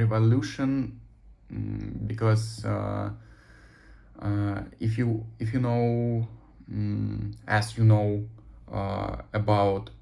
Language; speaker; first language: English; non-native, learner; Russian